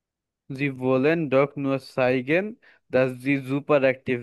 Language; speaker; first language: German; non-native, learner; Bangla